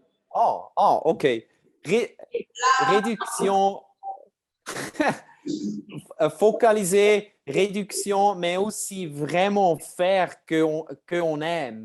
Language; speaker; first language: French; non-native, learner; German